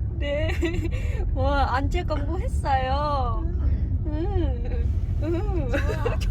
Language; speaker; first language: Korean; non-native, learner; Vietnamese